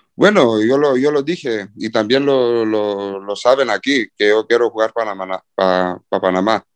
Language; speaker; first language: Spanish; early bilingual, heritage; Spanish